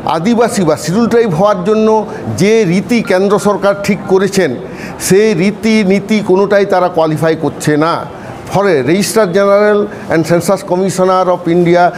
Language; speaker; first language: Bangla; non-native, local second language; Santali